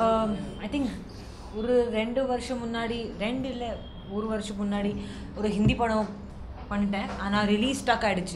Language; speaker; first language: Tamil; non-native, learner; Hindi